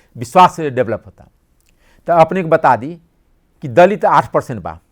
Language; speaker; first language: Bhojpuri; non-native, local second language; Maithili